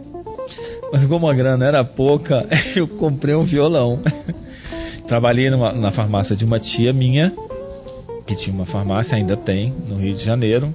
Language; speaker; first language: Portuguese; native; Portuguese